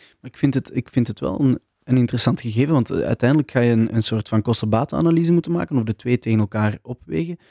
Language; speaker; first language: Dutch; native; Dutch